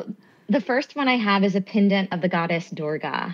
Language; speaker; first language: English; native; English